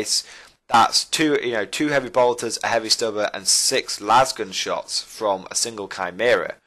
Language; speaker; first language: English; native; English